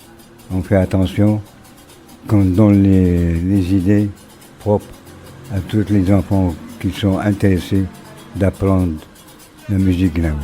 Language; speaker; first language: French; non-native, local second language; Arabic